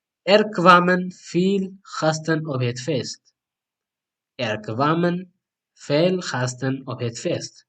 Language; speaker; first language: Dutch; non-native, fluent; Tigrinya